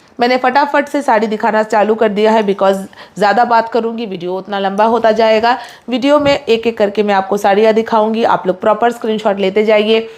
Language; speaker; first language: Hindi; non-native, local second language; Bangla